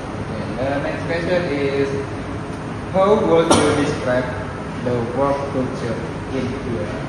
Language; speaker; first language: English; non-native, learner; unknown